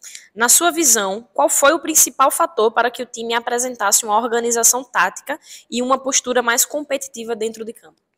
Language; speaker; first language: Portuguese; native; Portuguese